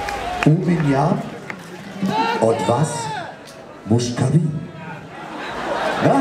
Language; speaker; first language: Russian; non-native, learner; German